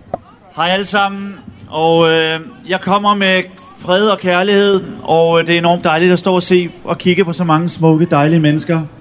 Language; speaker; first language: Danish; native; Danish